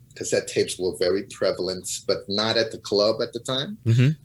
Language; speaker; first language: English; non-native, fluent; Portuguese